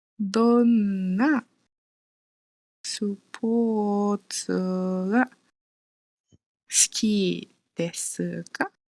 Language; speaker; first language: Japanese; non-native, fluent; Malay